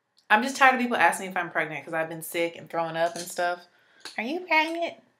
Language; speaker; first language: English; native; English